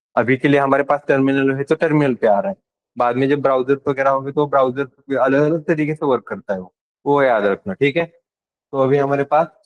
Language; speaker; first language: Hindi; non-native, local second language; Marathi